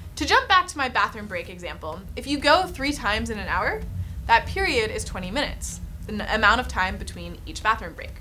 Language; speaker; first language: English; native; English